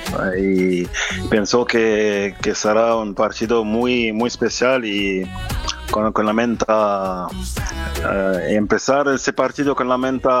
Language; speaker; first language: Spanish; non-native, fluent; French